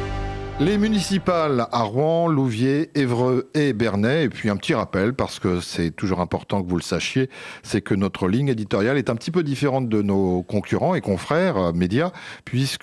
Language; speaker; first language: French; native; French